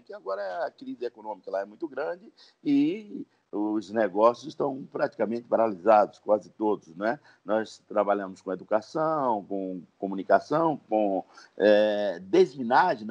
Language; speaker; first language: Portuguese; native; Portuguese